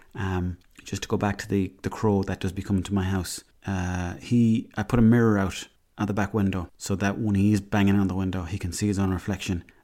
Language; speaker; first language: English; native; English